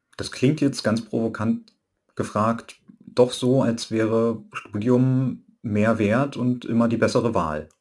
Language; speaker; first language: German; native; German